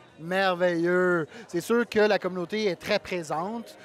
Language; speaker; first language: French; non-native, fluent; Portuguese